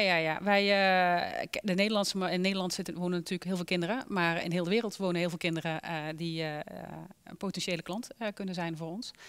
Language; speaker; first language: Dutch; native; Dutch